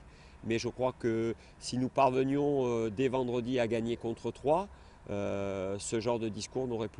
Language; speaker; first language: French; native; French